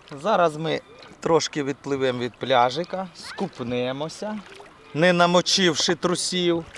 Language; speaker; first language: Ukrainian; native; Ukrainian